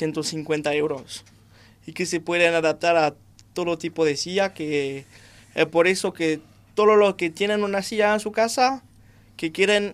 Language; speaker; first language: Spanish; non-native, fluent; French